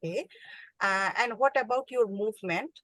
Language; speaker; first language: English; non-native, learner; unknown